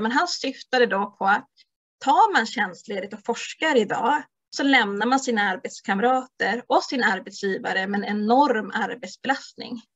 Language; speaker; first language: Swedish; native; Swedish